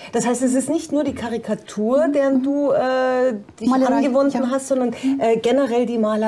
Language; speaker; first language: German; native; German